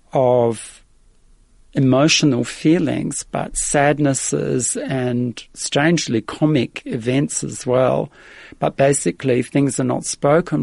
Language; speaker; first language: English; early bilingual, other home language; Dutch